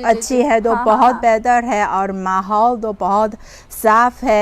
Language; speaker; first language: Urdu; non-native, fluent; Chinese